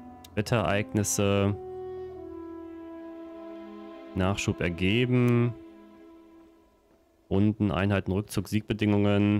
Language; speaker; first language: German; native; German